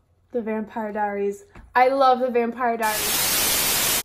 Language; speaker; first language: English; early bilingual, other home language; Spanish